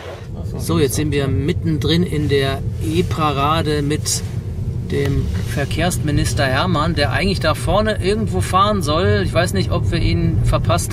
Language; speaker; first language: German; native; German